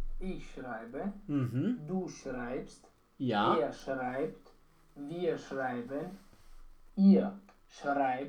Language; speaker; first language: German; non-native, learner; Romanian